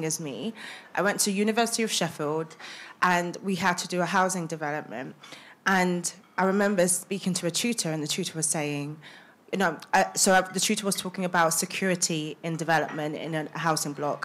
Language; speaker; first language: English; native; English